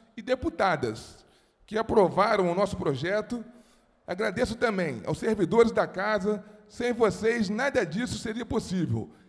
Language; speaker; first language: Portuguese; native; Portuguese